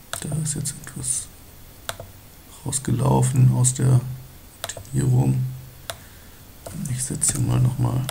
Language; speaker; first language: German; native; German